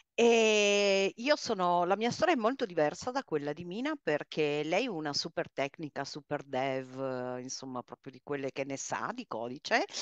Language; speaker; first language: Italian; native; Italian